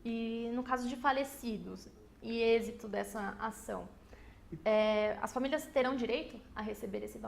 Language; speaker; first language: Portuguese; native; Portuguese